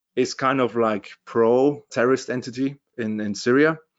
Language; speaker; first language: English; non-native, fluent; German